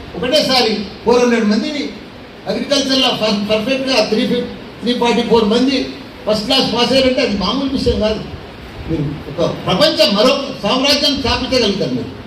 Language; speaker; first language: Telugu; native; Telugu